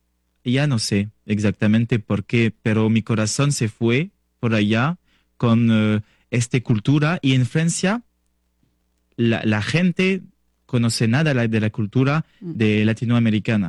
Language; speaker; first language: Spanish; non-native, learner; French